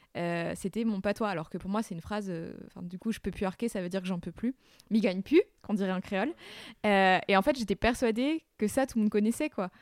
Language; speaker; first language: French; non-native, local second language; Réunion Creole French